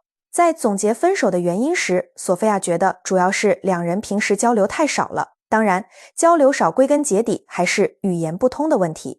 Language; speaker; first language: Chinese; native; Chinese